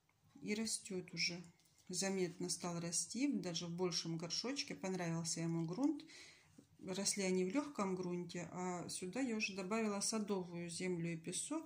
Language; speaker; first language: Russian; native; Russian